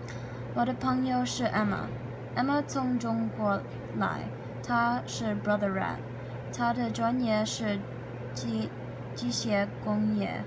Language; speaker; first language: Chinese; non-native, learner; English